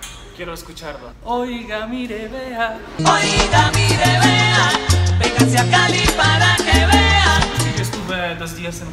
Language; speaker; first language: Spanish; non-native, fluent; Ukrainian